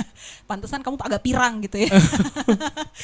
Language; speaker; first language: Indonesian; native; Indonesian